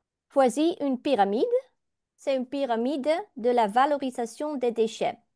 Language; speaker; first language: French; non-native, learner; Dutch